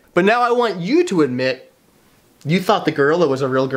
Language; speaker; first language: English; native; English